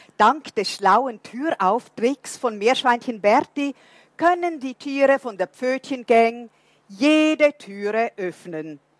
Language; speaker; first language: German; non-native, fluent; Portuguese